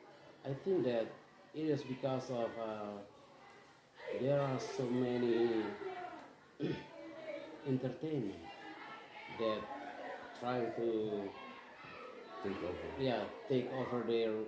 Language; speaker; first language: English; non-native, fluent; Indonesian